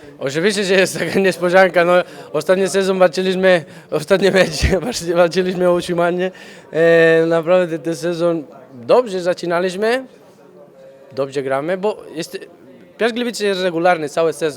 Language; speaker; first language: Polish; non-native, fluent; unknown